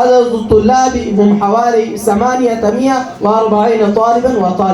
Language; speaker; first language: Arabic; non-native, learner; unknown